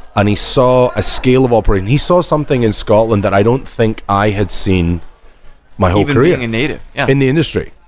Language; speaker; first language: English; native; English